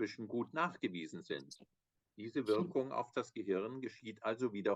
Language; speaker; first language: German; native; German